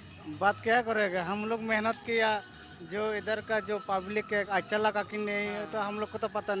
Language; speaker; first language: Hindi; non-native, local second language; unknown